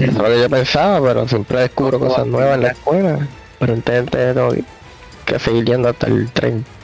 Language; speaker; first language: Spanish; native; Spanish